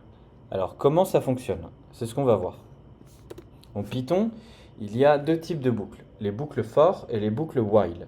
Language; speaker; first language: French; native; French